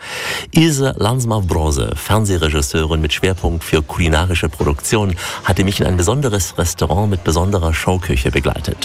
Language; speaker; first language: German; native; German